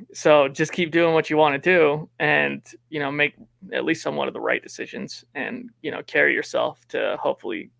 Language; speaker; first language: English; native; English